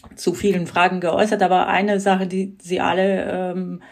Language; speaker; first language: German; non-native, fluent; Croatian